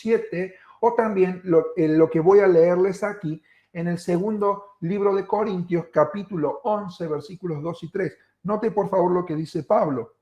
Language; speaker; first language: Spanish; native; Spanish